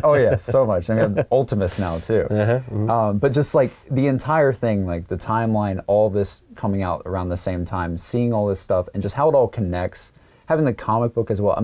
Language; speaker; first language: English; native; English